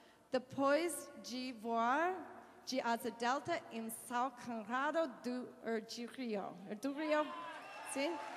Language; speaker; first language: Portuguese; non-native, learner; English